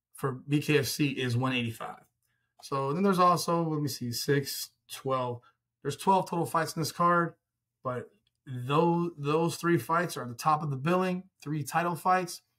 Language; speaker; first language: English; early bilingual, other home language; Spanish